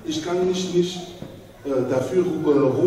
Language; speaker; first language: German; non-native, learner; French